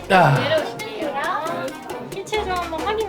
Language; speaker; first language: Korean; native; Korean